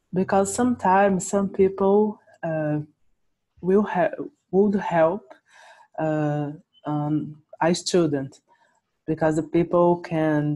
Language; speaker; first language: English; non-native, learner; Portuguese